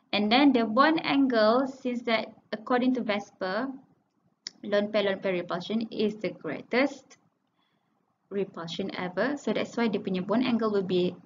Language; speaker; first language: English; non-native, local second language; Malay